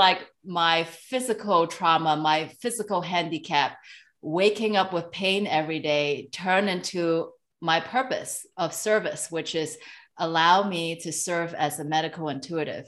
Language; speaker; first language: English; non-native, local second language; Cantonese